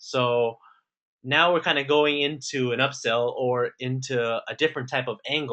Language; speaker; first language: English; native; English